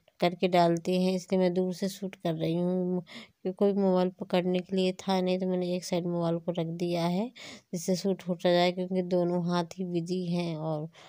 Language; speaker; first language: Hindi; native; Hindi